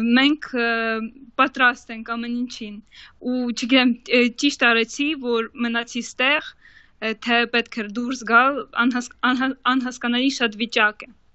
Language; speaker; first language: Armenian; early bilingual, heritage; Armenian